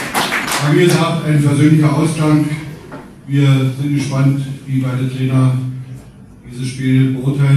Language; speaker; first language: German; native; German